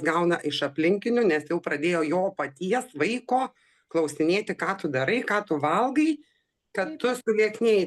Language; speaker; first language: Lithuanian; native; Lithuanian